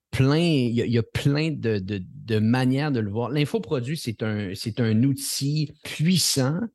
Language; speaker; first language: French; native; French